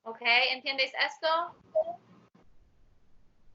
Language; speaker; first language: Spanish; non-native, learner; English